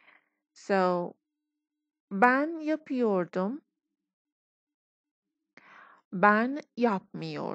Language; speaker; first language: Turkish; non-native, fluent; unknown